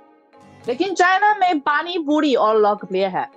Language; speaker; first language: Hindi; non-native, fluent; Chinese